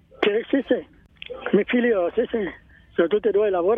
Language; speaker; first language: Italian; non-native, learner; Vietnamese